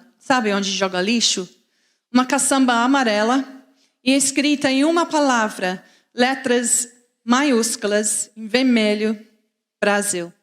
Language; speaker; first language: Portuguese; non-native, fluent; English